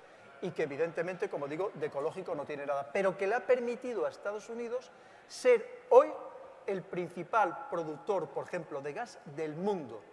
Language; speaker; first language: Spanish; native; Spanish